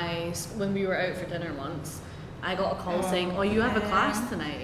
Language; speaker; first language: English; native; English